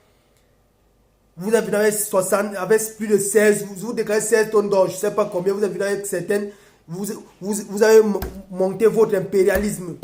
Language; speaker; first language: French; non-native, local second language; Basaa